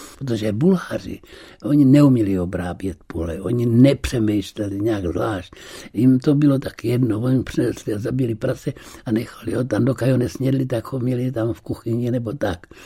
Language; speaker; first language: Czech; early bilingual, heritage; Czech